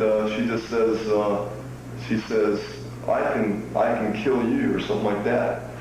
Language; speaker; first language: English; native; English